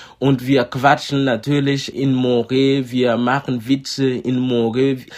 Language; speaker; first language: German; non-native, fluent; Mossi